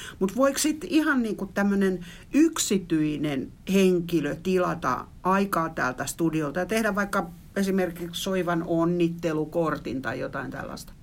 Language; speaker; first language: Finnish; native; Finnish